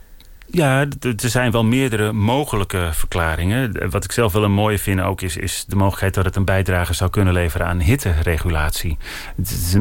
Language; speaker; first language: Dutch; native; Dutch